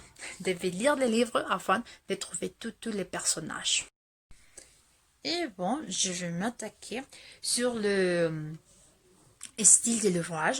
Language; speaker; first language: French; non-native, fluent; Spanish